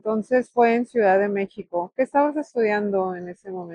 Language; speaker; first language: Spanish; native; Spanish